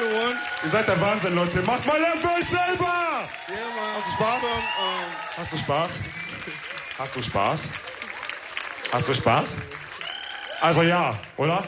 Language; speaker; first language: German; early bilingual, other home language; Wolof